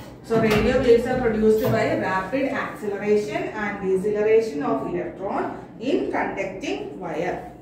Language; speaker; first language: English; non-native, local second language; Malayalam